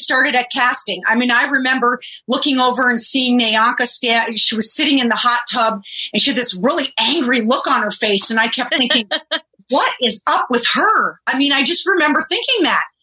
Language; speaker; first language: English; early bilingual, other home language; German